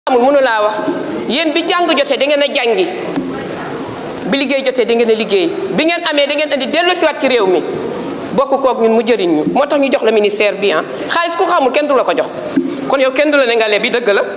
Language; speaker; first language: Wolof; non-native, local second language; Fula